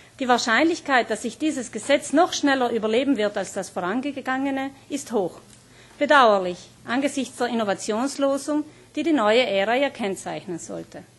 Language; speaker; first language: German; native; German